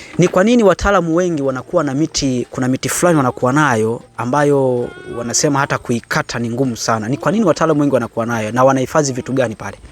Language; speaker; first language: Swahili; native; Swahili